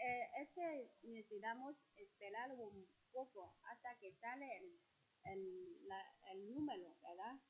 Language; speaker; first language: Spanish; non-native, fluent; Chinese